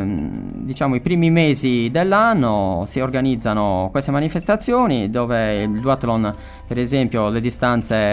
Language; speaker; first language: Italian; native; Italian